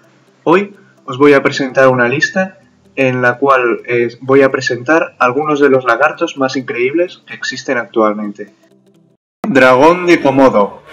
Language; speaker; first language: Spanish; native; Spanish